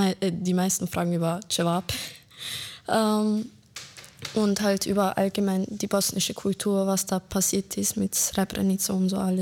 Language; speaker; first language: German; early bilingual, other home language; Bosnian